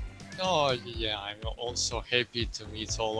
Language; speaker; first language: English; non-native, fluent; Russian